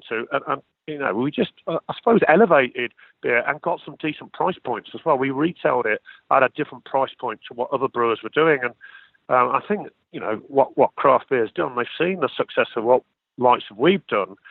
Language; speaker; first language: English; native; English